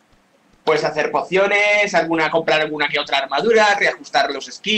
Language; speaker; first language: Spanish; native; Spanish